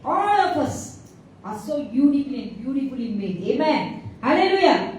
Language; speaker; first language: English; non-native, local second language; Tamil